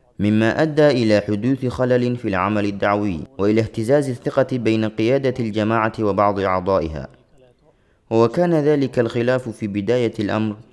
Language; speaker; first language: Arabic; non-native, local second language; Somali